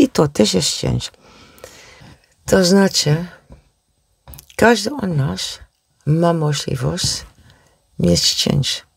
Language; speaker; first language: Polish; non-native, learner; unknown